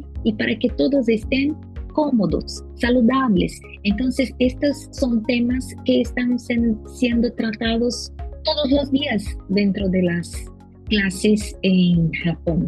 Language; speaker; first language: Spanish; non-native, fluent; Portuguese